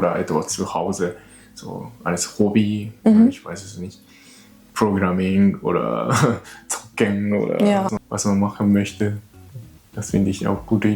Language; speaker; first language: German; non-native, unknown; Japanese